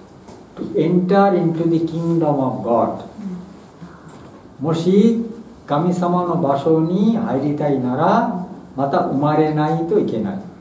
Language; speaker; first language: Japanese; non-native, fluent; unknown